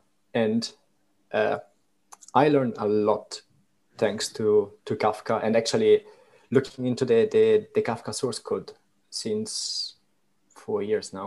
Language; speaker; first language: English; non-native, fluent; Italian